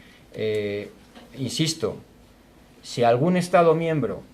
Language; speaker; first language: Spanish; native; Spanish